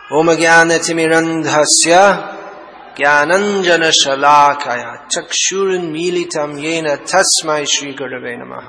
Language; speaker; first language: Hindi; non-native, fluent; English